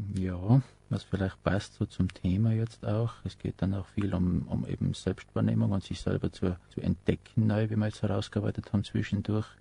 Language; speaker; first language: German; native; German